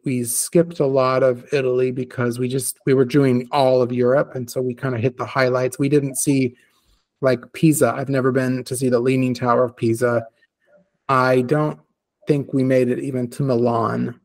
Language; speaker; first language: English; native; English